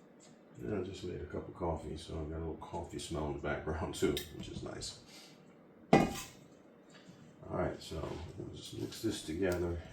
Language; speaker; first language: English; native; English